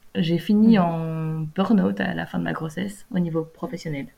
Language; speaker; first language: French; native; French